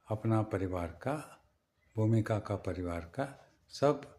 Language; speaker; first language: Hindi; non-native, local second language; Kannada